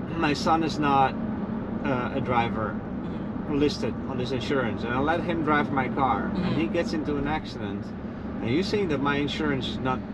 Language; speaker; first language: English; non-native, fluent; Dutch